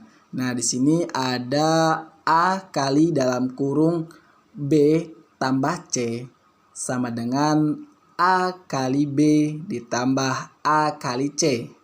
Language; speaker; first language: Indonesian; native; Indonesian